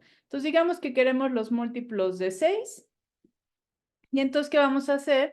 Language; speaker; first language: Spanish; native; Spanish